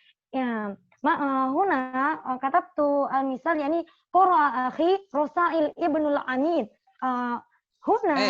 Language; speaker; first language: Arabic; non-native, learner; Indonesian